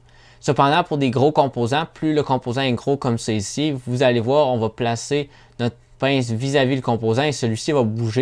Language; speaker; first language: French; native; French